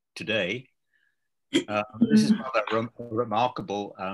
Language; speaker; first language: English; native; English